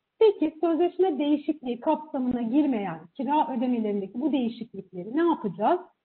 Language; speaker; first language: Turkish; native; Turkish